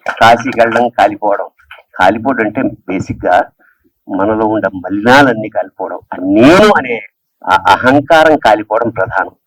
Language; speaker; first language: Telugu; native; Telugu